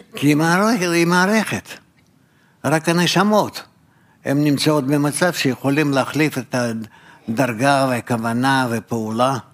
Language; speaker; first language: Hebrew; non-native, fluent; Russian